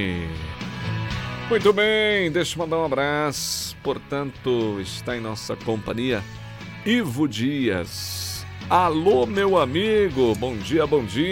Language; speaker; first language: Portuguese; native; Portuguese